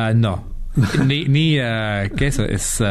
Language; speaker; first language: Spanish; non-native, fluent; English